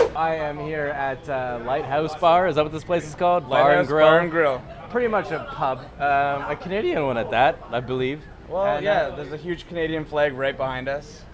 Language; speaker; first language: English; native; English